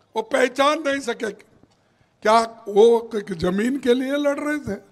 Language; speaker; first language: Hindi; non-native, local second language; Kannada